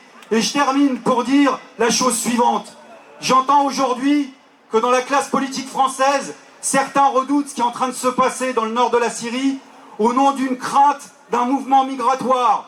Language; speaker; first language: French; native; French